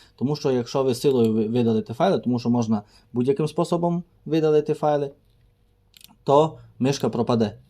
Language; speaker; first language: Ukrainian; native; Ukrainian